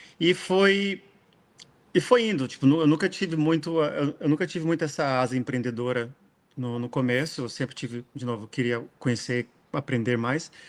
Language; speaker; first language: Portuguese; native; Portuguese